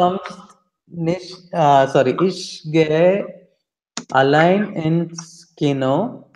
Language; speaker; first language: German; non-native, learner; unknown